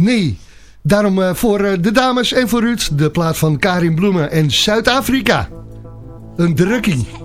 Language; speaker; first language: Dutch; native; Dutch